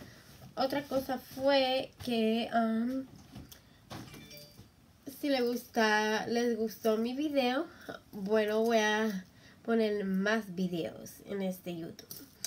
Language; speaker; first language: Spanish; early bilingual, heritage; Spanish